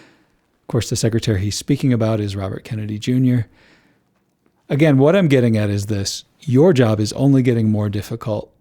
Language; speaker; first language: English; native; English